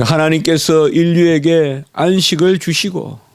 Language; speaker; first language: Korean; native; Korean